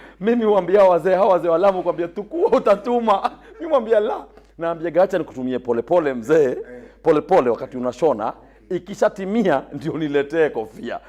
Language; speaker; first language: Swahili; native; Swahili